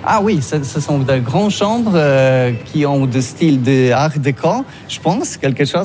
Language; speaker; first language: French; non-native, learner; Polish